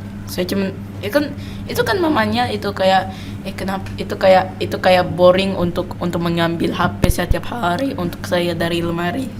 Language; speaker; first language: Indonesian; non-native, local second language; English